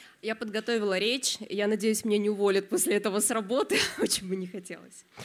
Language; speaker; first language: Russian; native; Russian